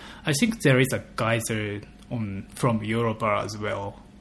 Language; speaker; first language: English; non-native, fluent; Japanese